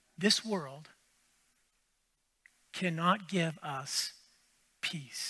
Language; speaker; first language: English; native; English